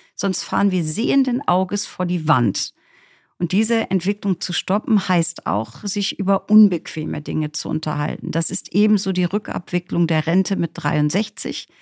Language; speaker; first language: German; native; German